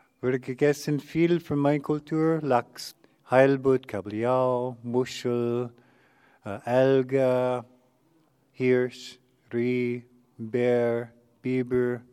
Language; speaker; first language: German; non-native, learner; English